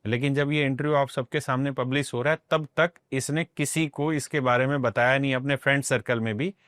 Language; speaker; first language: Hindi; non-native, local second language; Punjabi